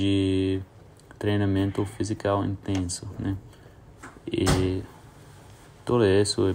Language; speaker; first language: Portuguese; early bilingual, heritage; English